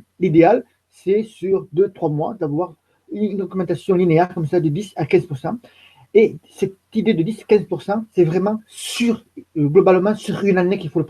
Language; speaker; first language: French; native; French